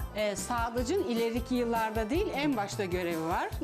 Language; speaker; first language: Turkish; early bilingual, other home language; Serbian